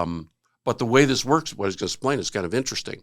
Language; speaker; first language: English; native; English